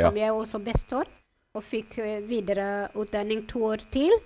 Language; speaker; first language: Norwegian; non-native, fluent; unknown